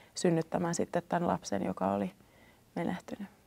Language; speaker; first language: Finnish; native; Finnish